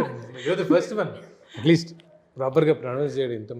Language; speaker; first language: Telugu; native; Telugu